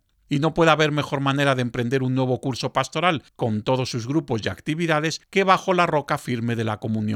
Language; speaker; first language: Spanish; native; Spanish